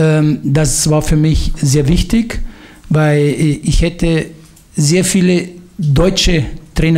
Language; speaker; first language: German; non-native, fluent; Italian